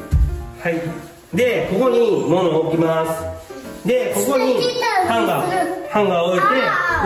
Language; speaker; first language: Japanese; native; Japanese